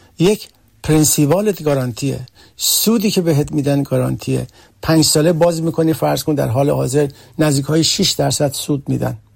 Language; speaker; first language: Persian; early bilingual, heritage; Persian